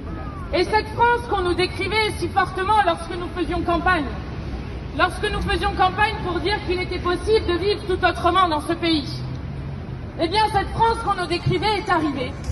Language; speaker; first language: French; native; French